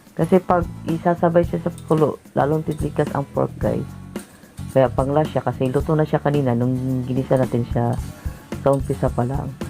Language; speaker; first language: Filipino; non-native, local second language; Cebuano